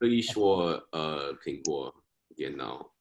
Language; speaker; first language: Chinese; non-native, learner; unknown